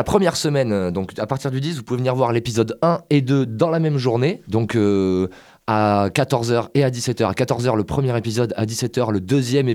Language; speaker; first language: French; native; French